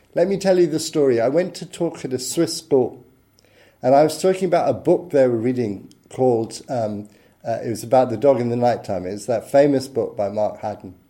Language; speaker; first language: English; native; English